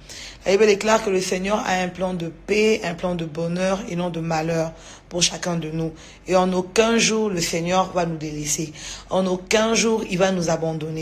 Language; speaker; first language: French; non-native, local second language; Lingala